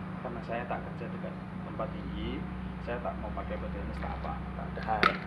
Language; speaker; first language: Indonesian; non-native, local second language; Javanese